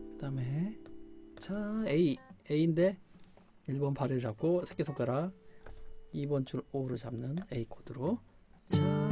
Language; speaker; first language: Korean; native; Korean